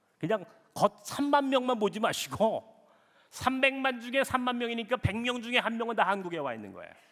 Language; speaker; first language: Korean; native; Korean